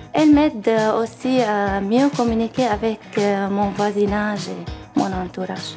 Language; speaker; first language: French; non-native, learner; Arabic